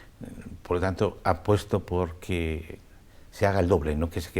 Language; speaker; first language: Spanish; native; Spanish